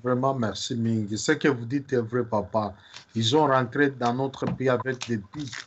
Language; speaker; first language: French; non-native, local second language; Swahili